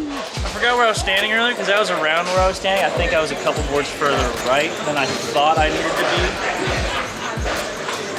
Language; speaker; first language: English; native; English